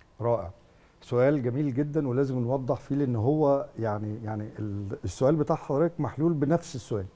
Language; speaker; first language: Egyptian Arabic; native; Egyptian Arabic